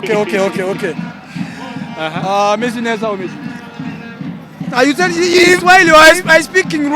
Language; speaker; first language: English; non-native, learner; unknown